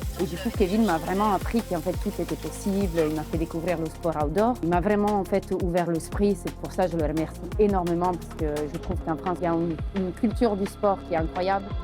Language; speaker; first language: French; non-native, fluent; Italian